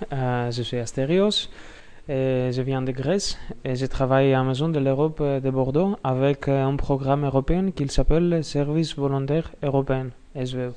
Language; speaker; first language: French; non-native, learner; Greek